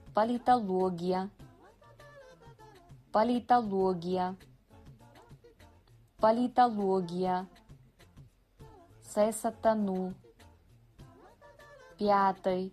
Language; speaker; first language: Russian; non-native, fluent; Kazakh